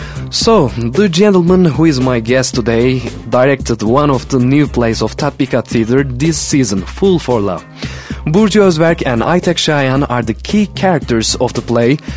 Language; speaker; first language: English; non-native, fluent; Turkish